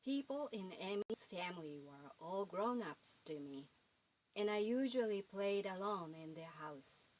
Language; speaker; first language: English; non-native, fluent; Japanese